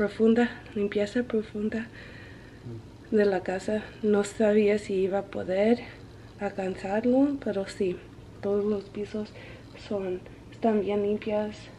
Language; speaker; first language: Spanish; early bilingual, heritage; Spanish